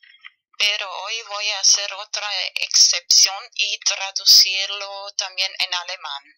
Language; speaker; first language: Spanish; non-native, fluent; German